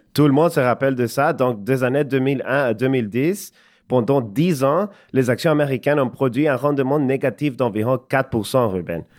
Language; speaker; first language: French; non-native, fluent; Spanish